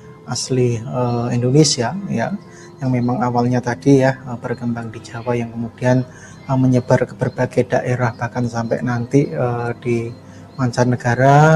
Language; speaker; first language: Indonesian; native; Indonesian